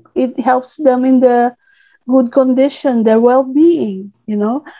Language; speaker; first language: English; non-native, local second language; Cebuano